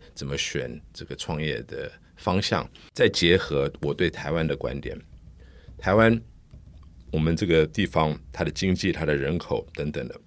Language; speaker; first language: Chinese; non-native, fluent; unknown